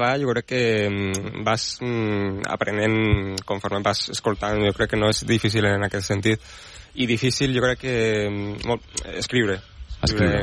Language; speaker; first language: Catalan; non-native, local second language; Spanish